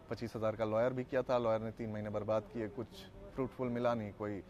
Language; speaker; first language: Hindi; native; Hindi